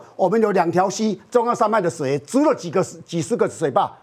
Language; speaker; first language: Chinese; native; Chinese